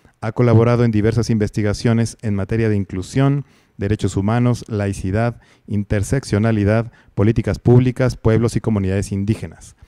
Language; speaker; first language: Spanish; native; Spanish